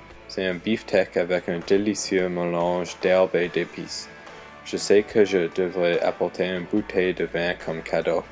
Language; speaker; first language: French; non-native, learner; English